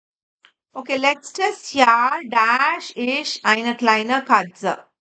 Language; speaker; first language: German; non-native, fluent; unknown